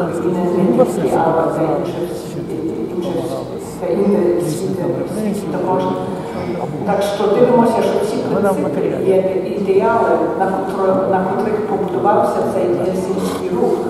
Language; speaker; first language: Ukrainian; early bilingual, heritage; Ukrainian